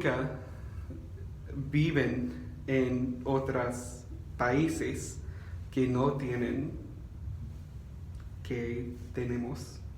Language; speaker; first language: Spanish; non-native, learner; English